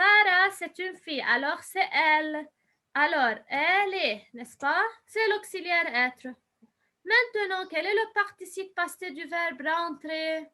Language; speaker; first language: French; non-native, fluent; Arabic